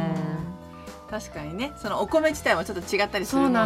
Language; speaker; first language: Japanese; native; Japanese